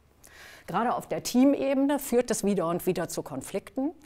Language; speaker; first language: German; native; German